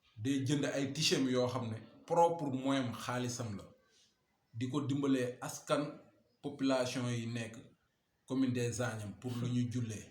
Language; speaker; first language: Wolof; non-native, local second language; Fula